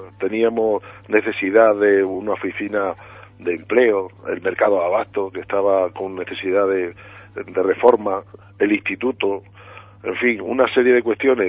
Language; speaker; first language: Spanish; native; Spanish